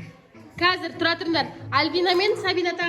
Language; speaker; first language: Kazakh; native; Kazakh